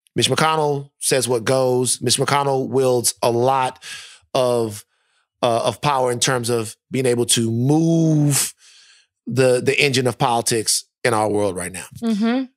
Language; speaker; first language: English; native; English